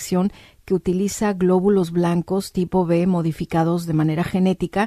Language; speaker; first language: Spanish; native; Spanish